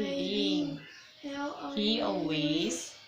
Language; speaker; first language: English; non-native, learner; Indonesian